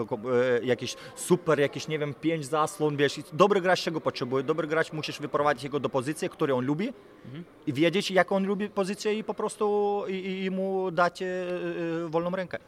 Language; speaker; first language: Polish; non-native, fluent; Lithuanian